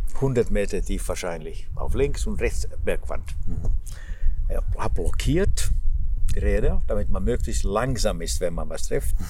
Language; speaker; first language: German; non-native, fluent; Finnish